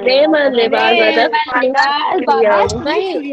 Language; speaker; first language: Persian; non-native, learner; Urdu